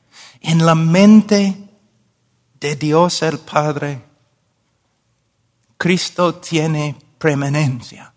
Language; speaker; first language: Spanish; non-native, fluent; English